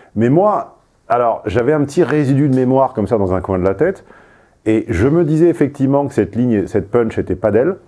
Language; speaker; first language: French; native; French